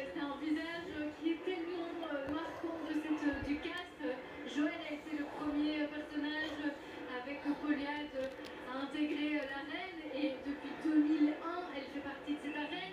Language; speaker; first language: French; native; French